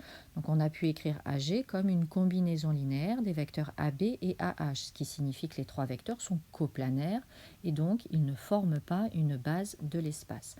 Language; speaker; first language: French; native; French